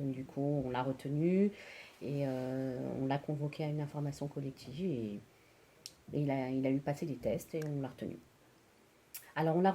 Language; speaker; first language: French; native; French